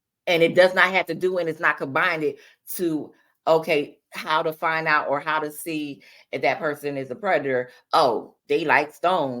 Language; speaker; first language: English; native; English